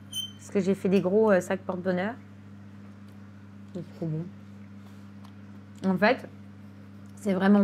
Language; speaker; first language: French; native; French